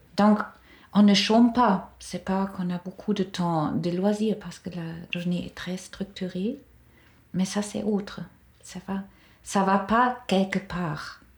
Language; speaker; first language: French; non-native, fluent; German